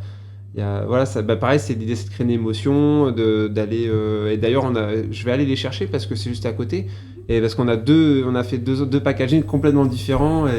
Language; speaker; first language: French; native; French